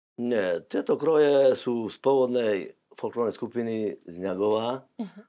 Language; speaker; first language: Slovak; non-native, local second language; Rusyn